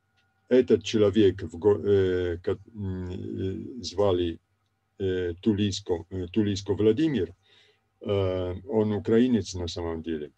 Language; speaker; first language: Russian; non-native, fluent; Italian